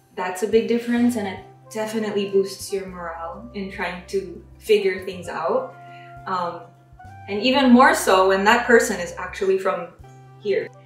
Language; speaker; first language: English; non-native, local second language; Filipino